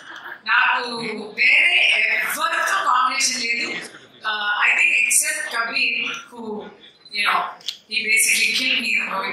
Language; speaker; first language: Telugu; non-native, local second language; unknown